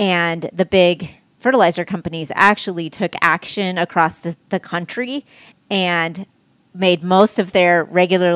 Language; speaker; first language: English; native; English